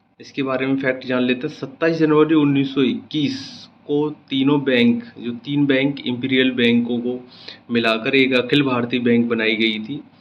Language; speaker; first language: Hindi; native; Hindi